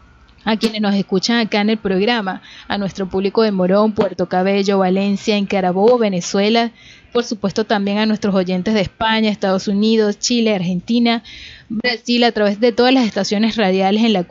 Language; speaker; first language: Spanish; native; Spanish